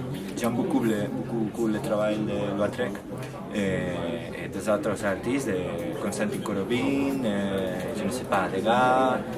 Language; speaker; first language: French; non-native, learner; Spanish